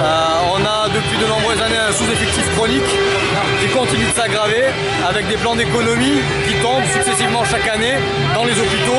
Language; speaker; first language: French; native; French